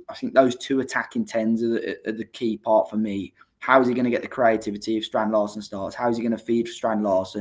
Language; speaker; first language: English; native; English